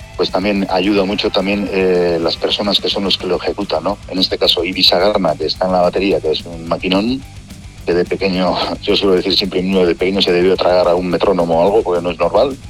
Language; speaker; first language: Spanish; non-native, local second language; Basque